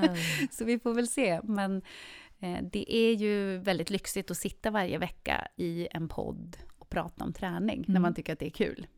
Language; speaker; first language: Swedish; native; Swedish